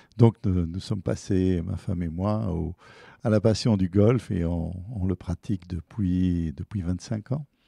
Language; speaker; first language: French; native; French